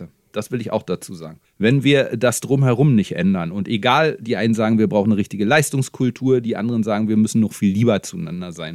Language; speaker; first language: German; native; German